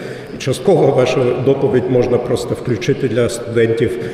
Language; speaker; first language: Ukrainian; non-native, fluent; German